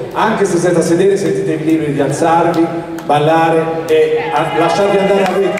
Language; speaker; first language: Italian; native; Italian